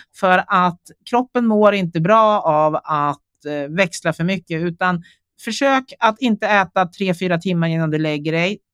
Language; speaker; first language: Swedish; native; Swedish